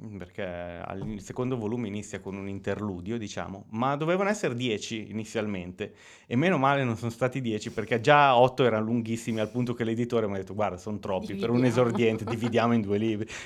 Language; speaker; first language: Italian; native; Italian